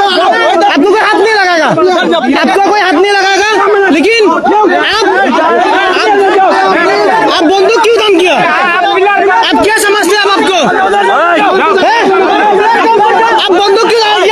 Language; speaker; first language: Hindi; non-native, learner; Bangla